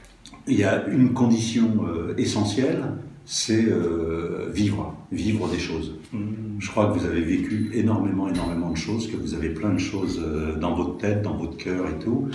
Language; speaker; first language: French; native; French